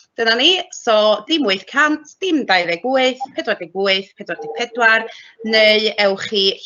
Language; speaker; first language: Welsh; native; Welsh